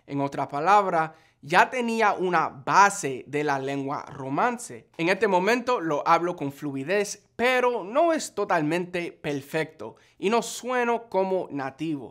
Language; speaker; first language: Spanish; non-native, fluent; English